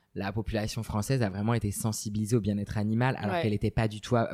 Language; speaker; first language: French; native; French